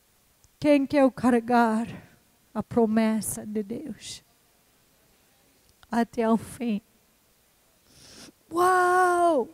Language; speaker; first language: Portuguese; non-native, fluent; English